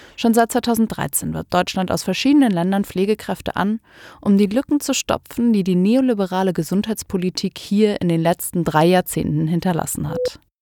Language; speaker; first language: German; native; German